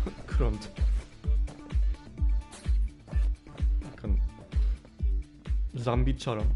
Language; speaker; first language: Korean; non-native, fluent; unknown